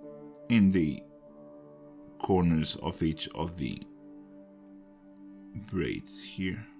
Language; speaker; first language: English; non-native, fluent; Spanish